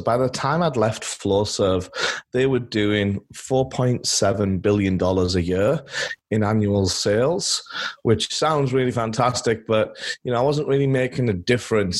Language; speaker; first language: English; native; English